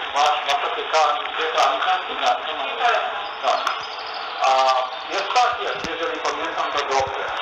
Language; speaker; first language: Polish; non-native, learner; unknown